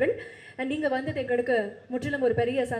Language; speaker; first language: Tamil; native; Tamil